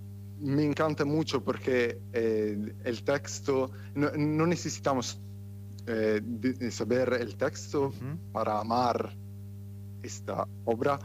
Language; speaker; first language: Spanish; non-native, fluent; Italian